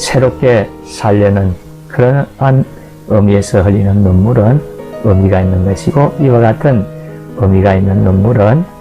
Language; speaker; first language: Korean; native; Korean